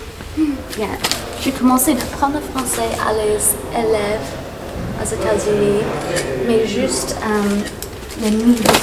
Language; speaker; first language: French; non-native, fluent; English